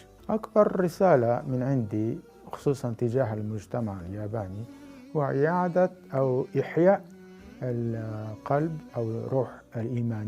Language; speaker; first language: Arabic; non-native, fluent; Japanese